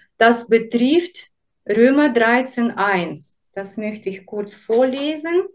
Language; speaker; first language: German; non-native, fluent; Russian